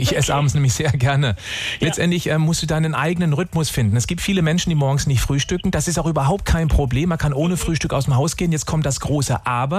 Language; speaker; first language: German; native; German